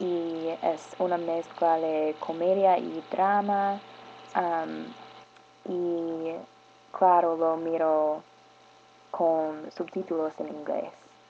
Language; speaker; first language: Spanish; non-native, learner; English